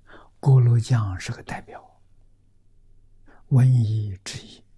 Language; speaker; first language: Chinese; native; Chinese